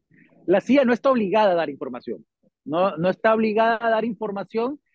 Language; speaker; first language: Spanish; native; Spanish